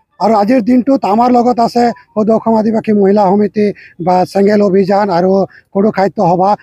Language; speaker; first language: Assamese; non-native, local second language; Sadri